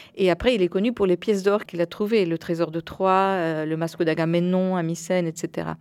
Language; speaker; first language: French; early bilingual, heritage; Spanish